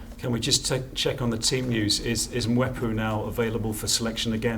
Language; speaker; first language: English; native; English